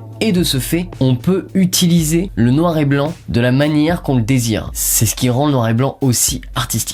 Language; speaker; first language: French; native; French